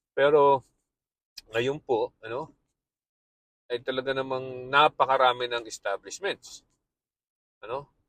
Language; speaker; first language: Filipino; native; Filipino